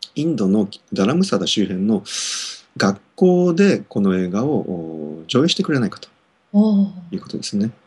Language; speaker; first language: Japanese; native; Japanese